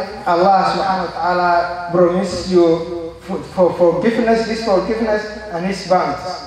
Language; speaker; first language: English; non-native, fluent; Somali